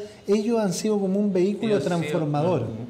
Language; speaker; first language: Spanish; native; Spanish